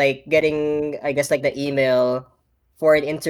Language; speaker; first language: English; non-native, local second language; Filipino